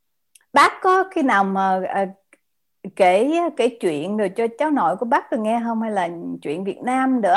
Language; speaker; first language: Vietnamese; native; Vietnamese